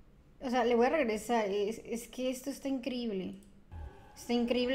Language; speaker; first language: Spanish; native; Spanish